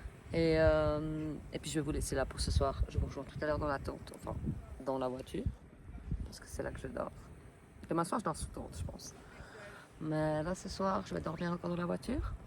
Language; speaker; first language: French; native; French